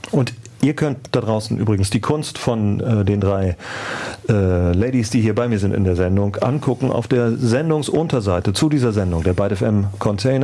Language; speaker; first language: German; native; German